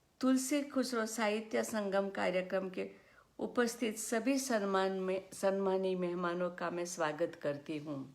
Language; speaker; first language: Hindi; non-native, local second language; Gujarati